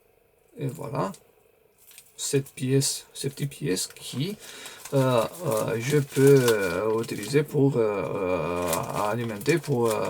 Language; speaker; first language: French; non-native, fluent; Romanian